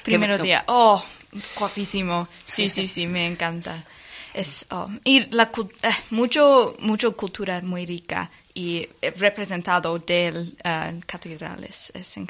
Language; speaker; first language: Spanish; non-native, learner; English